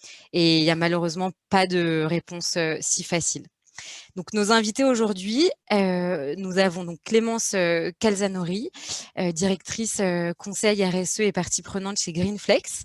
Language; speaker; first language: French; native; French